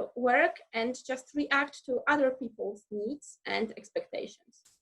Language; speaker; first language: English; non-native, fluent; Polish